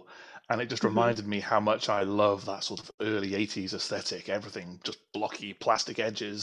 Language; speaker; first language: English; native; English